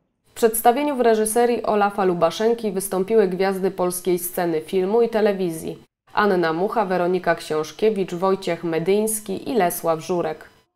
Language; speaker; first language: Polish; native; Polish